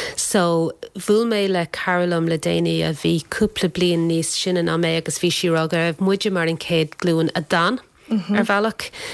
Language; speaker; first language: Irish; non-native, local second language; English